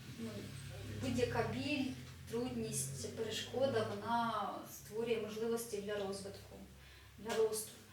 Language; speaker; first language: Ukrainian; native; Ukrainian